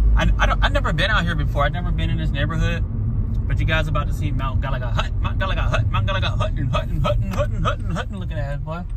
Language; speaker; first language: English; native; English